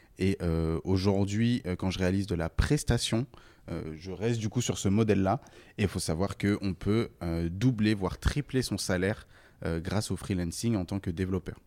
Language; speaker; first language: French; native; French